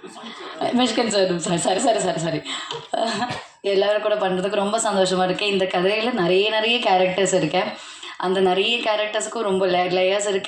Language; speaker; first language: Tamil; non-native, learner; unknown